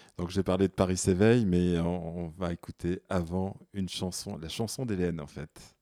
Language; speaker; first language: French; native; French